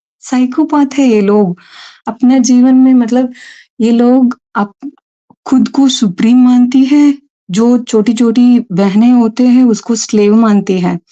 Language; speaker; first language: Hindi; non-native, local second language; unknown